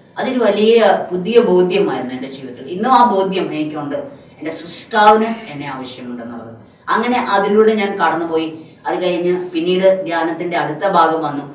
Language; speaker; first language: Malayalam; non-native, local second language; Tamil